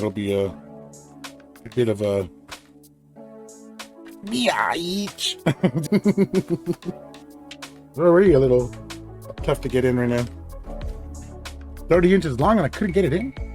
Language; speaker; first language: English; native; English